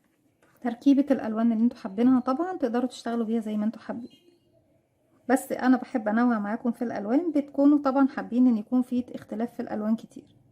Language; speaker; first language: Arabic; native; Arabic